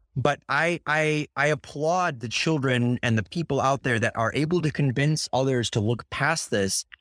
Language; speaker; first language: English; early bilingual, other home language; Russian